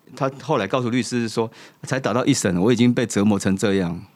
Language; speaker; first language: Chinese; native; Chinese